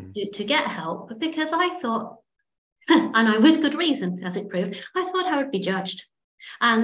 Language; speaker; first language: English; native; English